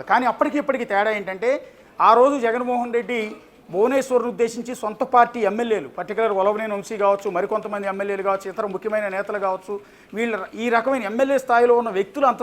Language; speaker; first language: Telugu; native; Telugu